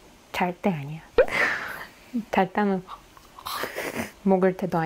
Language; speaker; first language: Korean; non-native, fluent; Russian